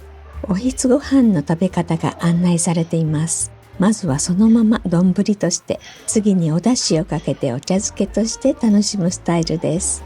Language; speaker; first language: Japanese; native; Japanese